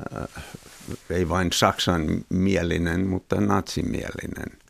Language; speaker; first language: Finnish; non-native, fluent; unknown